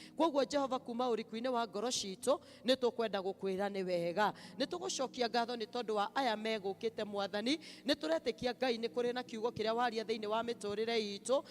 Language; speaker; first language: Kikuyu; native; Kikuyu